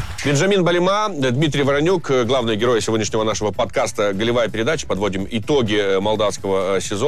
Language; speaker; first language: Russian; native; Russian